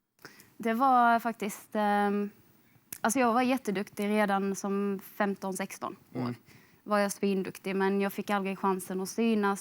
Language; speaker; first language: Swedish; native; Swedish